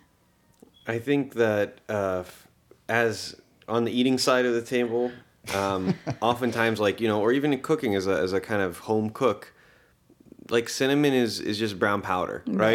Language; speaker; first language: English; early bilingual, other home language; Hebrew